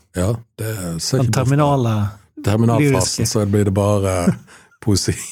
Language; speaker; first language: Norwegian; native; Norwegian